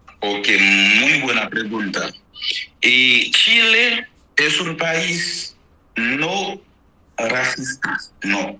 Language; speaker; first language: Spanish; non-native, fluent; Haitian Creole